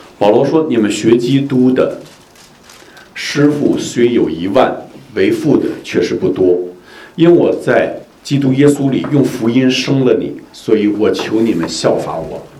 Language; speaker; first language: Chinese; native; Chinese